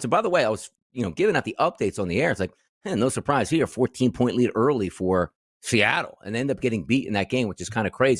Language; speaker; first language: English; native; English